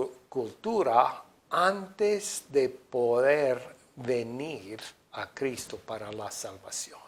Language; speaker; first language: Spanish; non-native, fluent; English